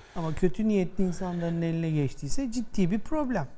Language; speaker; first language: Turkish; native; Turkish